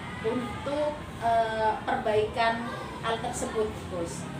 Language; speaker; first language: Indonesian; native; Indonesian